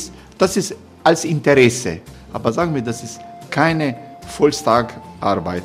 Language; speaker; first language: German; non-native, fluent; Croatian